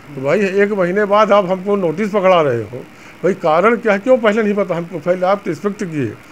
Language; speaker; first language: Hindi; native; Hindi